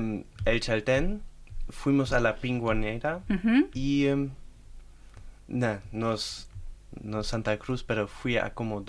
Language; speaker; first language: Spanish; non-native, fluent; German